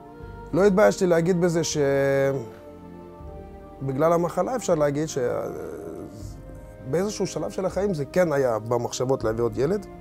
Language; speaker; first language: Hebrew; early bilingual, other home language; Russian